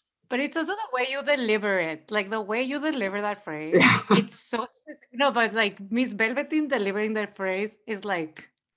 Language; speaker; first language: English; early bilingual, other home language; Spanish